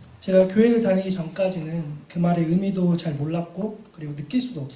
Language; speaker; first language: Korean; native; Korean